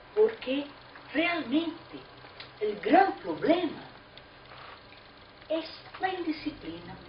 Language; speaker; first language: Spanish; non-native, fluent; Portuguese